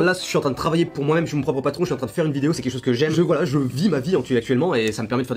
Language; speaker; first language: French; native; French